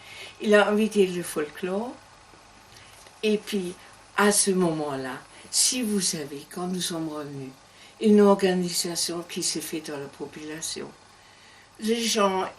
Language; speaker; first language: French; non-native, learner; German